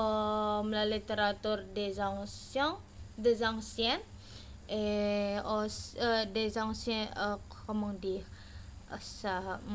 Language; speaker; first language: French; non-native, learner; Indonesian